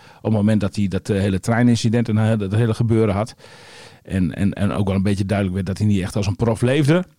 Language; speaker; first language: Dutch; native; Dutch